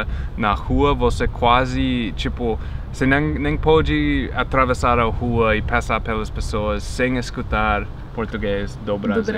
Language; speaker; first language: Portuguese; non-native, fluent; English